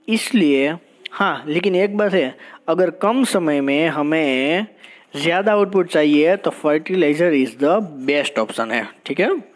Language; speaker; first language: Hindi; non-native, local second language; Gujarati